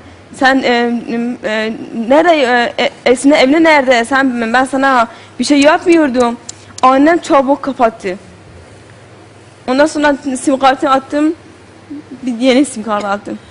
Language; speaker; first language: Turkish; non-native, learner; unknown